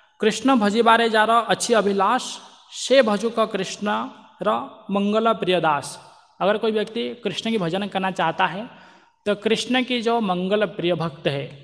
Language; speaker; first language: Hindi; non-native, local second language; Marathi